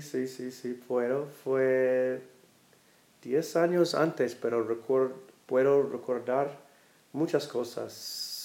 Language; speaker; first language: Spanish; non-native, fluent; English